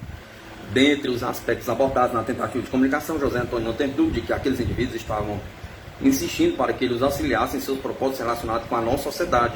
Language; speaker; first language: Portuguese; native; Portuguese